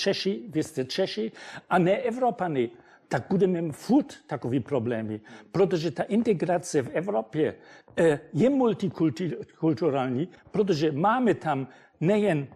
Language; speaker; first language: Czech; non-native, fluent; German